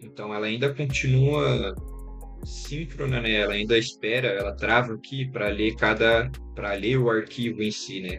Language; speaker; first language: Portuguese; native; Portuguese